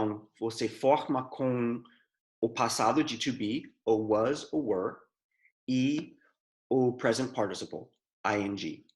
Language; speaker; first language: Portuguese; non-native, fluent; English